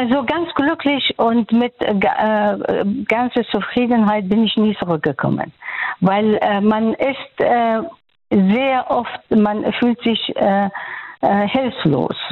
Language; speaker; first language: German; non-native, fluent; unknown